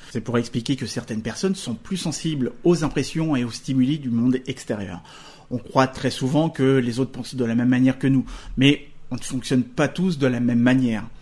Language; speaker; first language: French; native; French